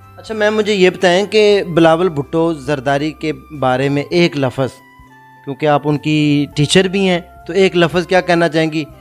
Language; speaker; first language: Urdu; native; Urdu